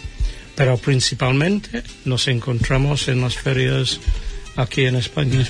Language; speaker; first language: Spanish; non-native, fluent; English